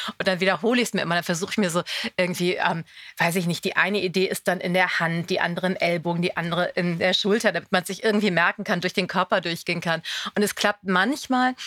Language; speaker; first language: German; native; German